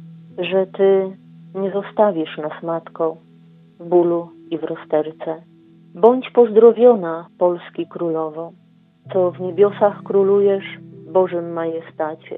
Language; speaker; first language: Polish; native; Polish